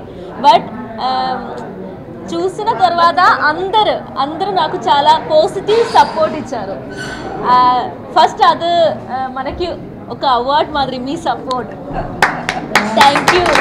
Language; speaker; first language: Telugu; non-native, learner; Malayalam